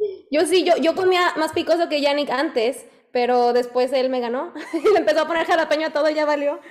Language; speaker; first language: Spanish; native; Spanish